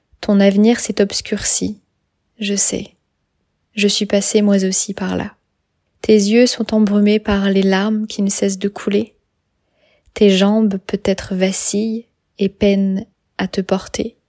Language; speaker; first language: French; native; French